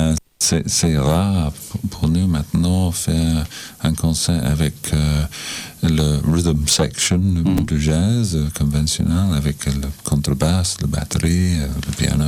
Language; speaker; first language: French; non-native, learner; English